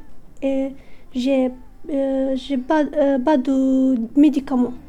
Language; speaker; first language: French; non-native, learner; Arabic